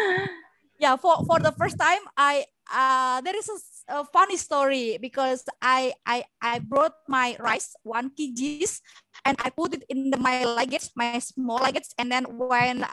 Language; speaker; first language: English; non-native, learner; Indonesian